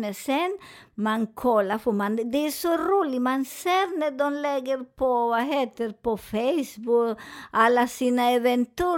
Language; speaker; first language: Swedish; non-native, fluent; Spanish